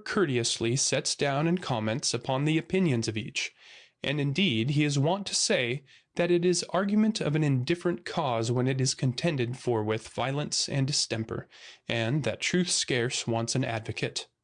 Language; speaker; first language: English; native; English